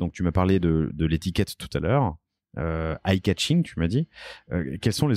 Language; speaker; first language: French; native; French